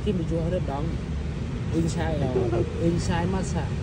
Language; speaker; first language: English; non-native, learner; Vietnamese